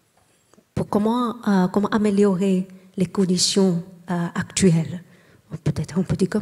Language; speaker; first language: French; non-native, learner; Chinese